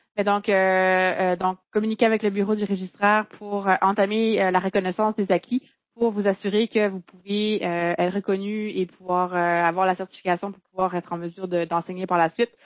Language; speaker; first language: French; native; French